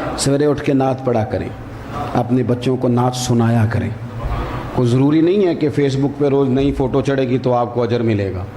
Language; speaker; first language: Urdu; non-native, local second language; Punjabi